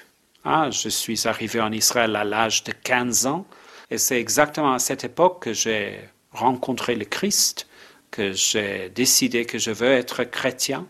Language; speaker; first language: French; non-native, fluent; English